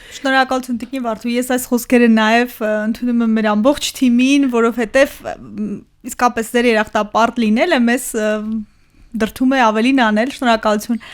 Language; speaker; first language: Armenian; native; Armenian